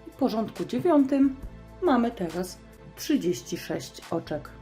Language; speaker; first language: Polish; native; Polish